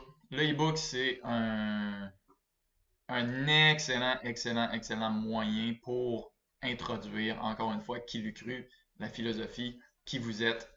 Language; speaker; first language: French; native; French